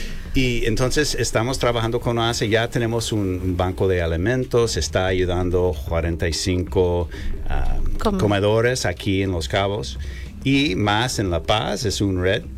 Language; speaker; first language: Spanish; non-native, fluent; English